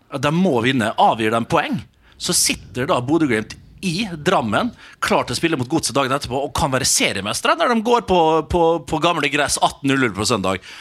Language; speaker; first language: Norwegian; native; Norwegian